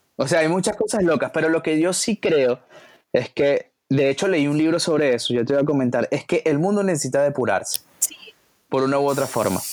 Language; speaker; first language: Spanish; native; Spanish